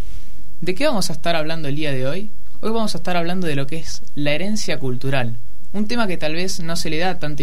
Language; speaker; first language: Spanish; native; Spanish